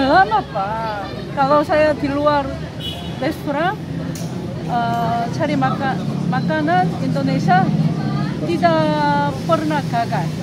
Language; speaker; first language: Indonesian; non-native, fluent; Korean